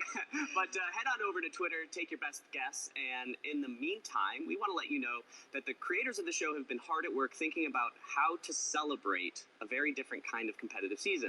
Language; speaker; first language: English; native; English